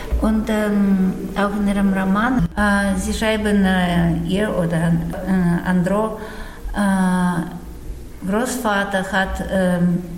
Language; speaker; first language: German; non-native, fluent; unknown